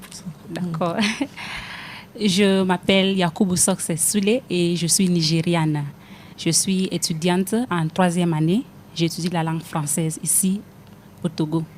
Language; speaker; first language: French; non-native, learner; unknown